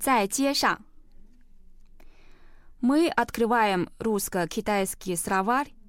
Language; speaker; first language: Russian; non-native, fluent; Chinese